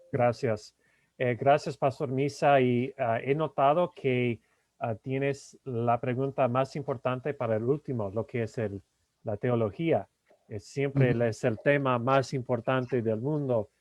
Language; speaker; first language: Spanish; non-native, fluent; English